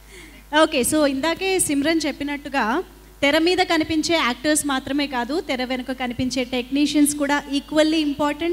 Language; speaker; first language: Telugu; native; Telugu